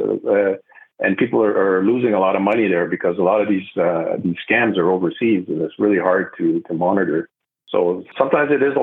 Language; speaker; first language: English; non-native, fluent; French